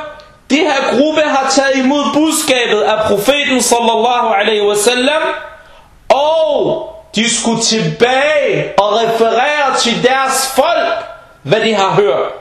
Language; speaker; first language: Danish; non-native, fluent; Arabic